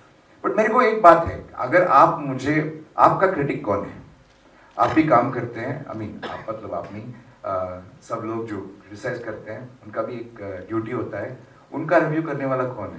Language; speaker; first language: Hindi; non-native, local second language; Tamil